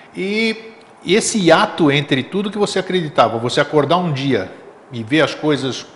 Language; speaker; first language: Portuguese; non-native, fluent; Greek